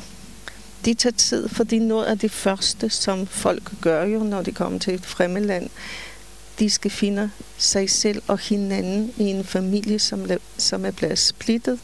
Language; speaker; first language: Danish; non-native, fluent; Polish